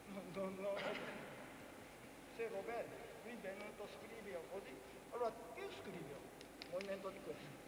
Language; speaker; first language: Italian; non-native, learner; Japanese